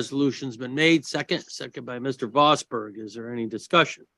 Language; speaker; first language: English; native; English